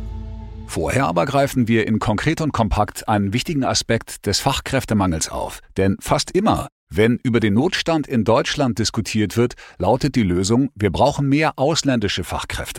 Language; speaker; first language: German; native; German